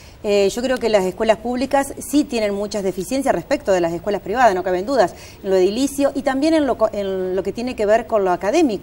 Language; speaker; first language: Spanish; native; Spanish